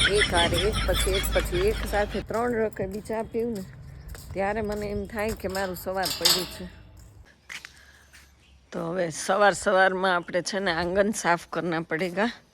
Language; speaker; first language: Gujarati; native; Gujarati